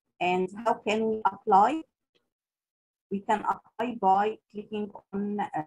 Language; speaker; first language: English; non-native, local second language; Arabic